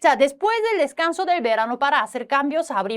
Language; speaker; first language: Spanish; non-native, fluent; Korean